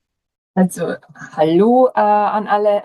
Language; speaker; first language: German; non-native, fluent; Czech